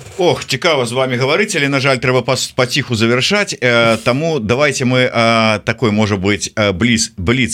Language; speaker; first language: Belarusian; native; Belarusian